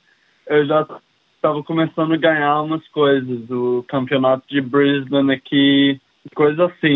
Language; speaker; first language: Portuguese; early bilingual, heritage; English